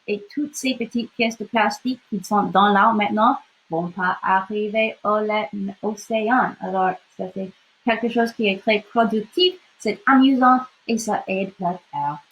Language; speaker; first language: French; non-native, local second language; English